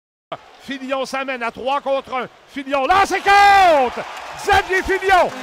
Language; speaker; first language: French; native; French